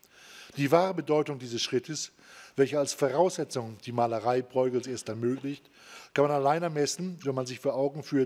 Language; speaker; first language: German; native; German